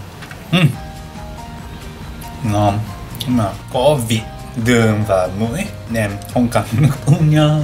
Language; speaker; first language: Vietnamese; non-native, learner; Japanese